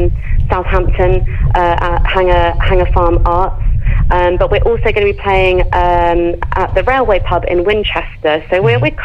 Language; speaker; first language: English; native; English